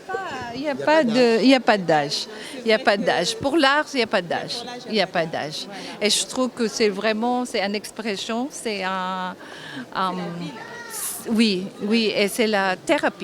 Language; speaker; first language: French; non-native, fluent; Japanese